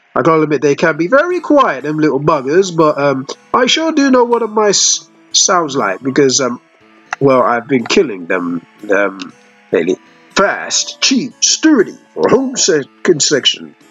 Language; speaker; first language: English; native; English